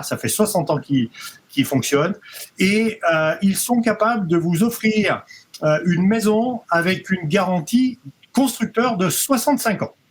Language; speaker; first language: French; native; French